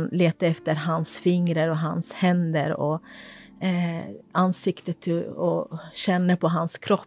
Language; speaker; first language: Swedish; non-native, fluent; Kurdish